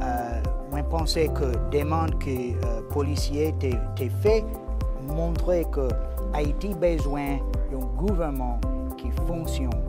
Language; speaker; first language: Haitian Creole; non-native, fluent; English